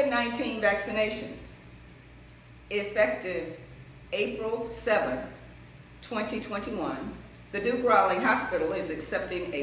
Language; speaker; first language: English; native; English